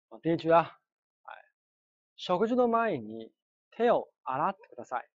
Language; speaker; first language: Japanese; non-native, fluent; Chinese